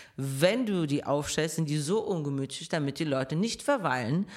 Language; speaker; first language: German; non-native, fluent; Russian